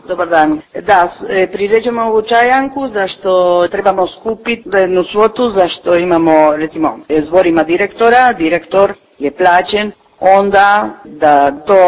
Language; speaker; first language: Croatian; early bilingual, heritage; Croatian